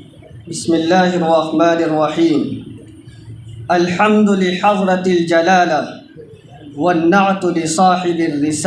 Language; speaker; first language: Arabic; non-native, fluent; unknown